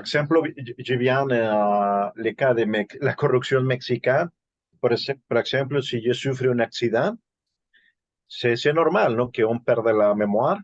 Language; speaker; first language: French; non-native, learner; Spanish